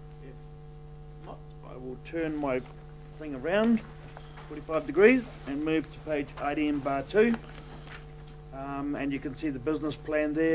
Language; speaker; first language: English; native; English